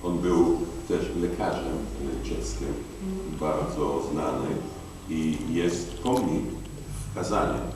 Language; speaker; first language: Polish; non-native, fluent; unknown